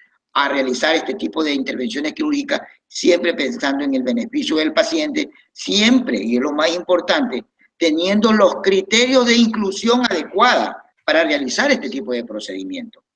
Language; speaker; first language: Spanish; native; Spanish